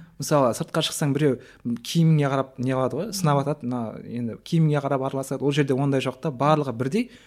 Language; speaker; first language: Kazakh; native; Kazakh